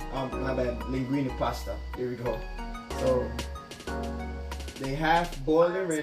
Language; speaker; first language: English; native; English